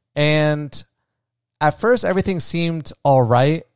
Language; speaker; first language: English; native; English